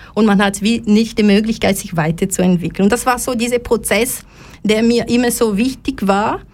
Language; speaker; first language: German; non-native, fluent; Lingala